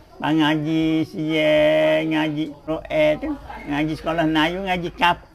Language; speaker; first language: Malay; native; Malay